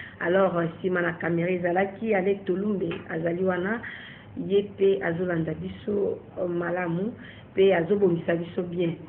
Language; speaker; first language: Lingala; native; Lingala